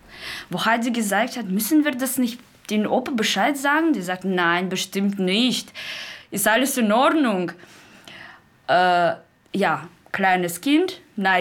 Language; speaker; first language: German; non-native, learner; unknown